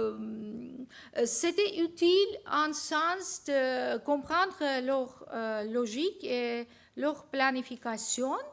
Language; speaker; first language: French; non-native, fluent; Armenian